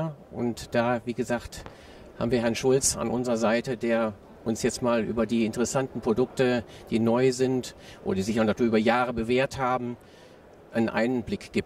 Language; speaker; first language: German; native; German